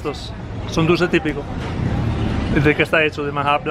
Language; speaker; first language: Spanish; non-native, fluent; Italian